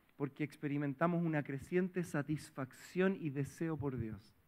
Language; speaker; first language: Spanish; native; Spanish